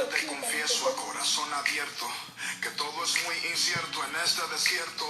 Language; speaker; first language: Spanish; native; Spanish